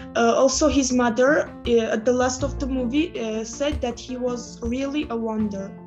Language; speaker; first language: English; non-native, fluent; Armenian